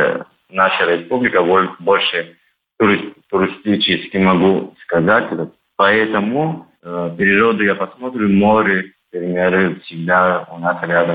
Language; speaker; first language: Russian; non-native, learner; Turkish